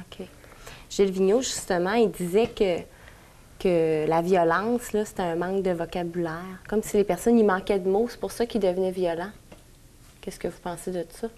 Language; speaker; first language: French; native; French